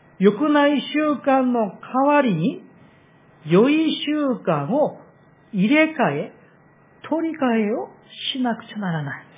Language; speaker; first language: Japanese; non-native, fluent; Korean